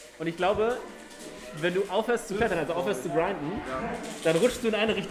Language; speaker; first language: German; native; German